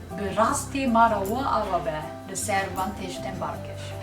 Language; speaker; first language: Kurdish; non-native, learner; Japanese